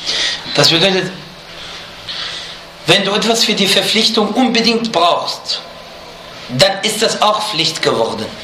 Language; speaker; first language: German; non-native, fluent; Arabic